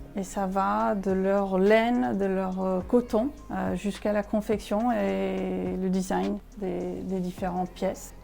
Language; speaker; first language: French; non-native, fluent; Spanish